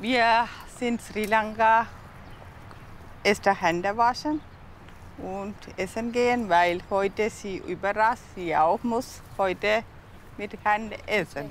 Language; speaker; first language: German; non-native, learner; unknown